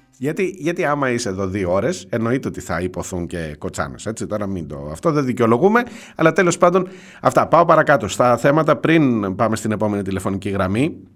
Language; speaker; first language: Greek; native; Greek